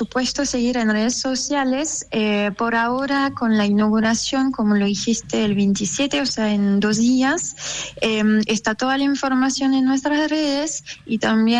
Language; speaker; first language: Spanish; non-native, fluent; French